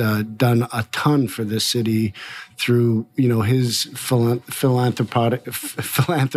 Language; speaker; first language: English; native; English